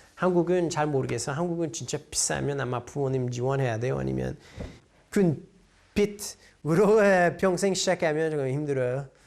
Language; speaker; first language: Korean; non-native, learner; English